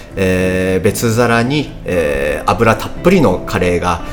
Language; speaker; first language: Japanese; native; Japanese